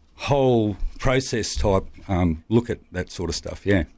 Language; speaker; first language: English; native; English